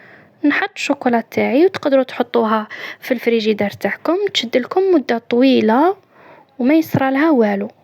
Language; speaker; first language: Arabic; native; Arabic